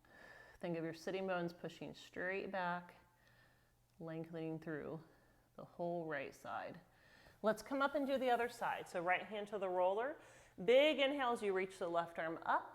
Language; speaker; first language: English; native; English